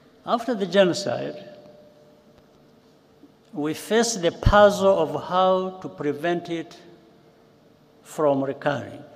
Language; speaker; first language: English; non-native, local second language; Kinyarwanda